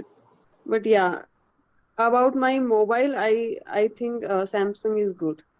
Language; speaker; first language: English; non-native, learner; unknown